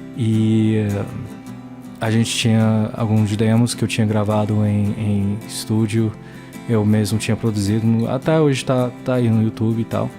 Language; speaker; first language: Portuguese; early bilingual, heritage; English